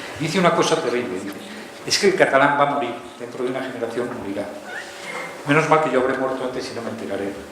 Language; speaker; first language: Spanish; native; Spanish